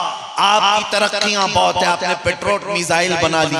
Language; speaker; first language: Urdu; native; Urdu